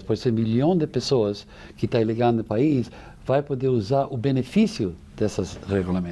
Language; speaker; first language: Portuguese; non-native, fluent; English